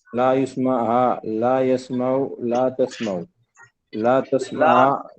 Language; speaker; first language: Arabic; non-native, learner; Urdu